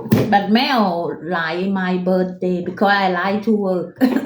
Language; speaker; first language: English; non-native, learner; Thai